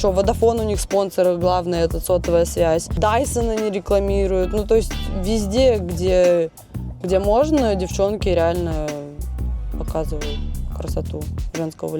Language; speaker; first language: Russian; native; Russian